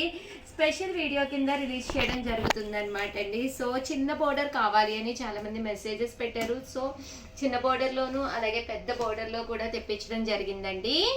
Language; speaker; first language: Telugu; native; Telugu